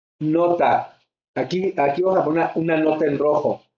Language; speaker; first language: Spanish; native; Spanish